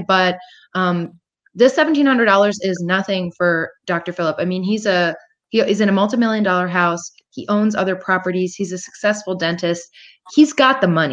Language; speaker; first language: English; native; English